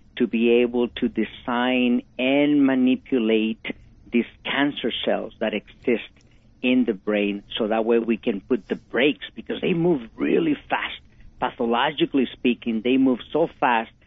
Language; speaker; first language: English; non-native, fluent; Spanish